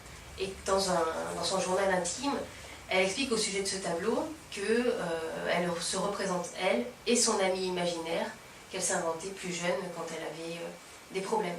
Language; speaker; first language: French; native; French